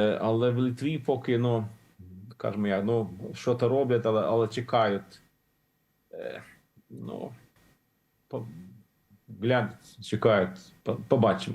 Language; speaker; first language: Ukrainian; non-native, learner; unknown